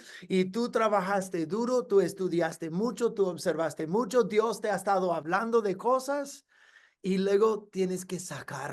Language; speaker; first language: Spanish; non-native, fluent; English